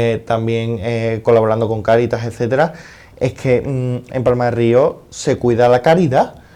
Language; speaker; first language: Spanish; native; Spanish